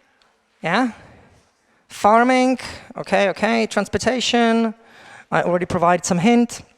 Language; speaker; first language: English; non-native, fluent; Czech